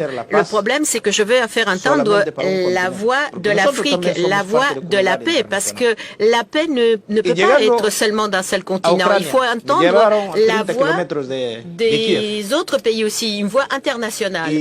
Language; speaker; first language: French; non-native, local second language; Portuguese